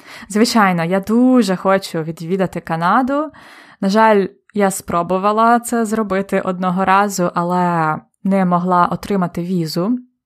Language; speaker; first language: Ukrainian; native; Ukrainian